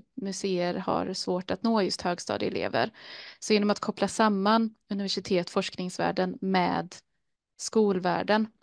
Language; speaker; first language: Swedish; native; Swedish